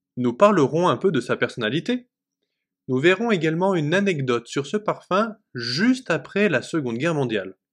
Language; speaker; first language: French; native; French